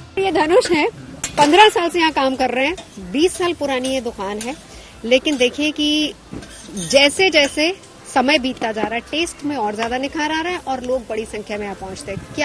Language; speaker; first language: Hindi; native; Hindi